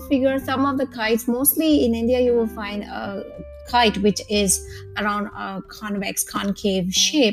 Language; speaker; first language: English; non-native, local second language; Gujarati